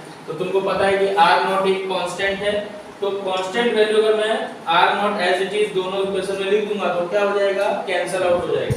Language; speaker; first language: Hindi; native; Hindi